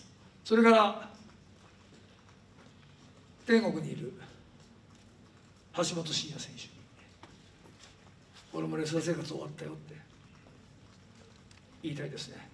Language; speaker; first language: Japanese; native; Japanese